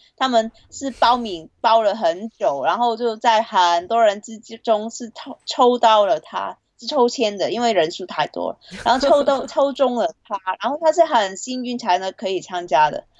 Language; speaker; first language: Chinese; non-native, fluent; Cantonese